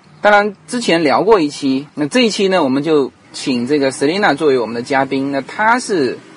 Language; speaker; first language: Chinese; native; Chinese